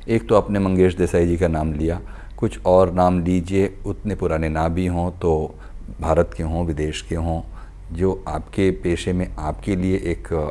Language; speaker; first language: Hindi; native; Hindi